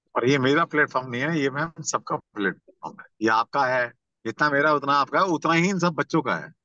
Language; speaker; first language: Hindi; native; Hindi